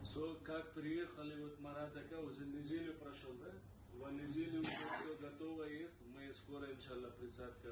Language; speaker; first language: Russian; non-native, learner; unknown